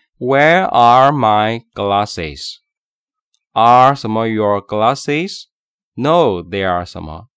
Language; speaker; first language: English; non-native, fluent; Chinese